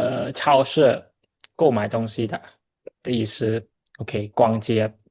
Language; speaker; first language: Chinese; non-native, fluent; Khmer